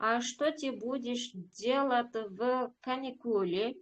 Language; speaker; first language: Russian; non-native, learner; Uzbek